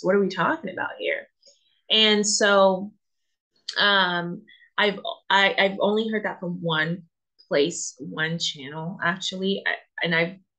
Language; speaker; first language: English; native; English